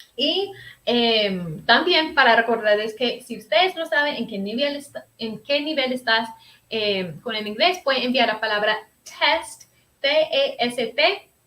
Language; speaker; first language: Spanish; early bilingual, heritage; Spanish